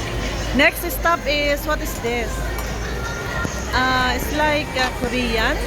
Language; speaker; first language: English; non-native, learner; Filipino